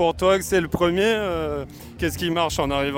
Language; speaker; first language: French; native; French